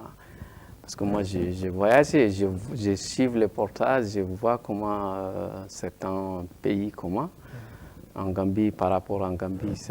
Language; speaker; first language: French; non-native, learner; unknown